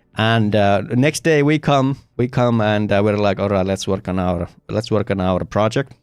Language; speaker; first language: English; non-native, fluent; Finnish